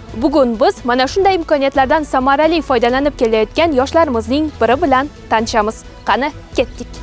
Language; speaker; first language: Uzbek; native; Uzbek